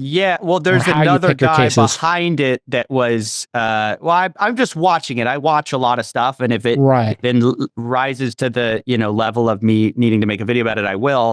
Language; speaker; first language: English; native; English